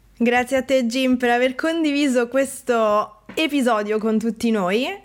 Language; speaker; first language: Italian; native; Italian